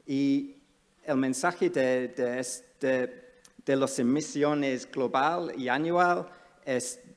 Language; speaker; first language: Spanish; non-native, fluent; English